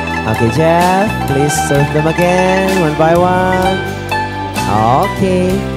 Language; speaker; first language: English; non-native, fluent; Indonesian